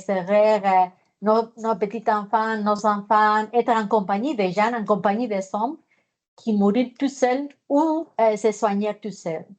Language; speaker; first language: French; non-native, fluent; Spanish